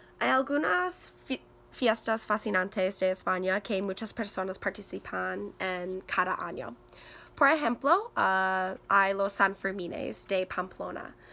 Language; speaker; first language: Spanish; non-native, learner; English